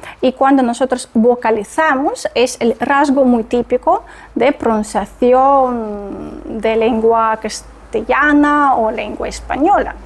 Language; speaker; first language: Spanish; non-native, fluent; Russian